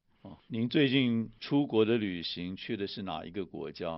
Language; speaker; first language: Chinese; native; Chinese